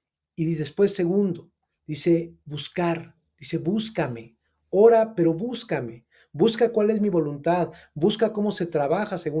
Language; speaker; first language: Spanish; native; Spanish